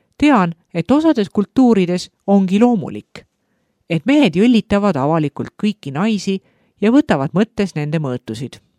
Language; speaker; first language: Estonian; native; Estonian